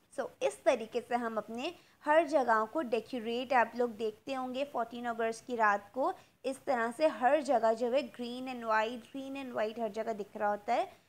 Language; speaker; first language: Urdu; native; Urdu